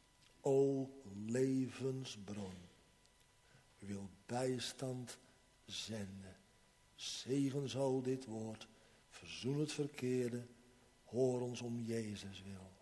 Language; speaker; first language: Dutch; native; Dutch